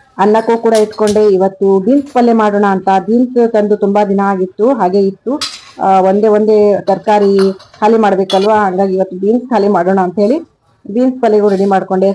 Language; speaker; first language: Kannada; non-native, local second language; Konkani